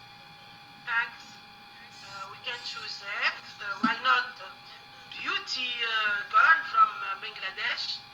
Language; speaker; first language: English; non-native, learner; Arabic